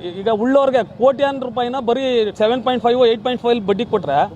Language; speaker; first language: Kannada; native; Kannada